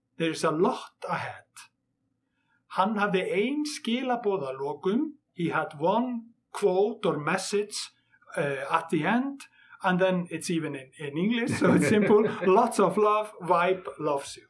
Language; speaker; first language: English; non-native, fluent; Icelandic